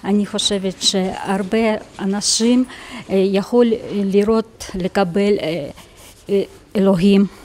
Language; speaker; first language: Hebrew; non-native, learner; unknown